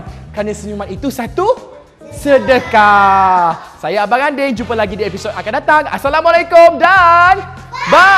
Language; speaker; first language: Malay; native; Malay